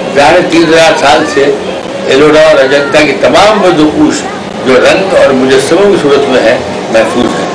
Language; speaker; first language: Urdu; native; Urdu